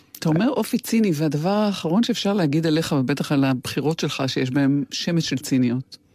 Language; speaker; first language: Hebrew; native; Hebrew